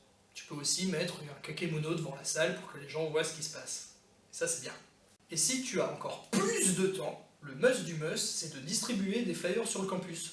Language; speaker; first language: French; native; French